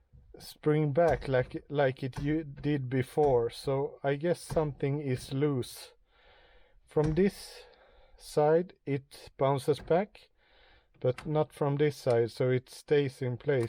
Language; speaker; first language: English; non-native, fluent; Swedish